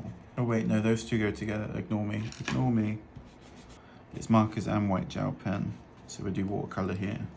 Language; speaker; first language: English; native; English